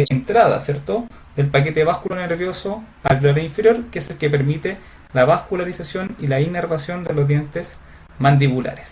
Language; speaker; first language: Spanish; native; Spanish